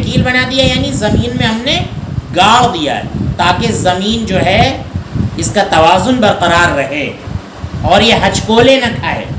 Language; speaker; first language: Urdu; native; Urdu